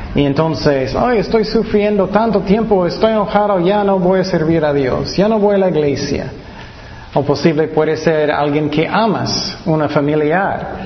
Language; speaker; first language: Spanish; non-native, fluent; English